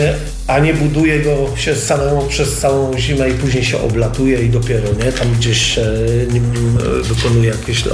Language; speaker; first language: Polish; native; Polish